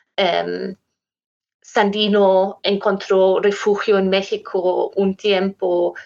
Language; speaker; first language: Spanish; non-native, fluent; German